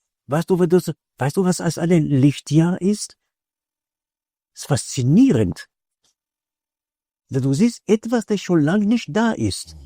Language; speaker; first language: German; non-native, fluent; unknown